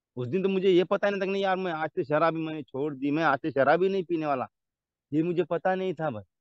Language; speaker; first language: Hindi; non-native, local second language; Marathi